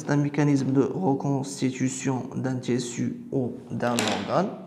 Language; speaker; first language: French; non-native, local second language; Arabic